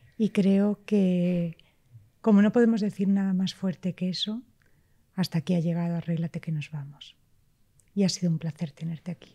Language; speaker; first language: Spanish; native; Spanish